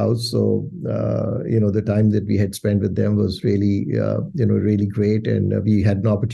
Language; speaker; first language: English; non-native, local second language; Urdu